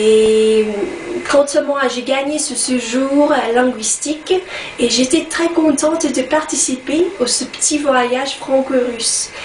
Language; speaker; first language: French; non-native, learner; Russian